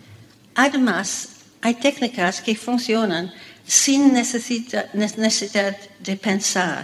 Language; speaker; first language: Spanish; non-native, fluent; English